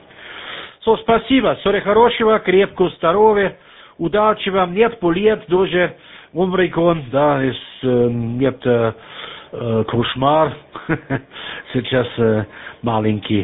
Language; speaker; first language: Russian; non-native, learner; German